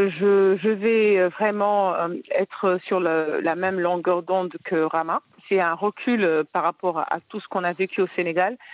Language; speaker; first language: French; non-native, local second language; Wolof